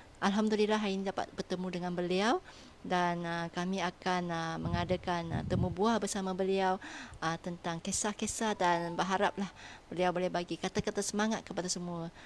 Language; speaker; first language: Malay; non-native, local second language; Chinese